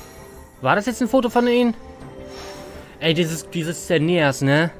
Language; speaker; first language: German; native; German